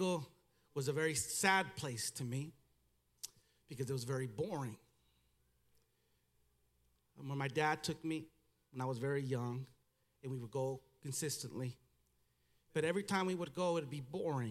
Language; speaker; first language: English; early bilingual, other home language; Spanish